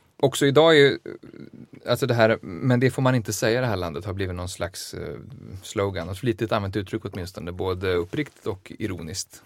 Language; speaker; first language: Swedish; native; Swedish